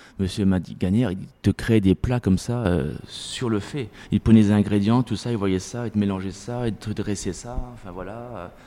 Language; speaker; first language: French; native; French